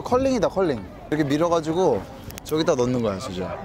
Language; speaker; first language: Korean; native; Korean